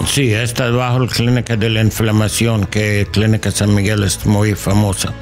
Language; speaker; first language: Spanish; non-native, learner; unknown